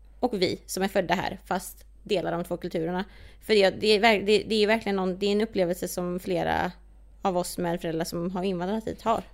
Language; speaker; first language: Swedish; native; Swedish